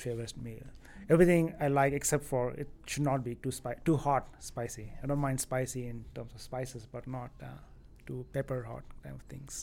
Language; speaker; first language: English; non-native, local second language; Tamil